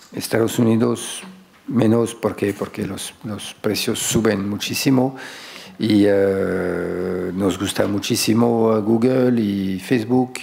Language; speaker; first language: Spanish; non-native, fluent; French